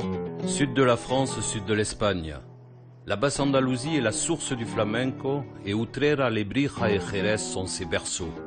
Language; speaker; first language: French; native; French